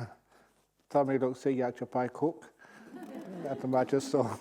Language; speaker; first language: Thai; non-native, fluent; English